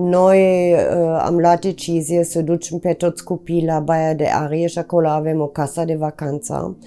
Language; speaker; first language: Romanian; non-native, fluent; German